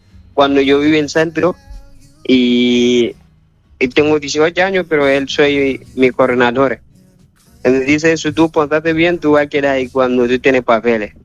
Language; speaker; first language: Spanish; non-native, learner; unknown